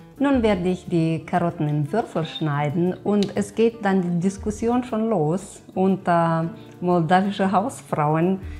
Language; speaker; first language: German; non-native, fluent; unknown